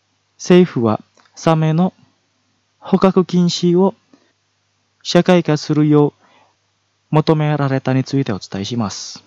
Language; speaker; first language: Japanese; non-native, fluent; Indonesian